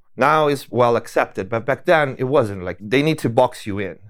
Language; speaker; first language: English; non-native, fluent; Italian